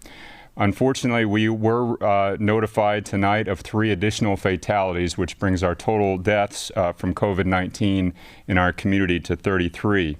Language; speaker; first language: English; native; English